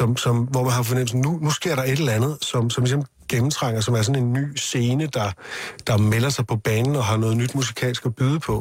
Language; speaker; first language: Danish; native; Danish